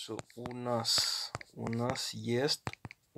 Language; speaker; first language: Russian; non-native, learner; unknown